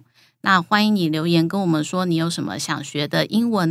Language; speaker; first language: Chinese; native; Chinese